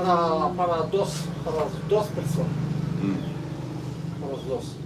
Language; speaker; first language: Spanish; non-native, learner; French